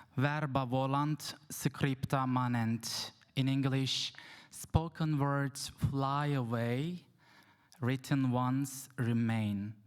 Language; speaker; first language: English; non-native, fluent; Turkish